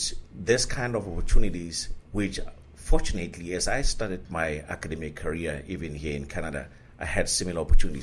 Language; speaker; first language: English; non-native, local second language; Southern Sotho